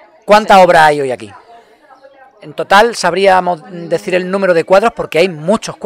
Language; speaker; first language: Spanish; native; Spanish